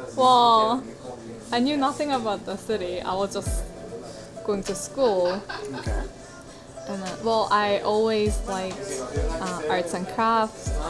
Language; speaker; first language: English; non-native, fluent; Korean